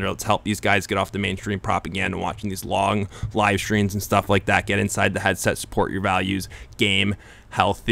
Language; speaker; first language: English; native; English